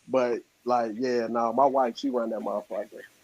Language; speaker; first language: English; native; English